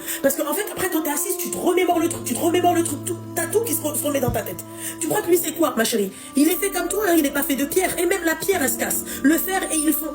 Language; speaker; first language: French; native; French